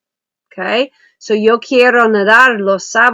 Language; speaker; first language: Spanish; non-native, fluent; English